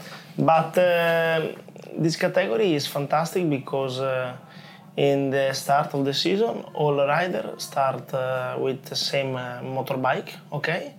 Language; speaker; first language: English; non-native, learner; Italian